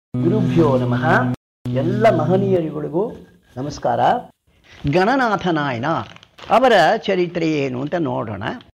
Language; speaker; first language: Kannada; non-native, local second language; Tamil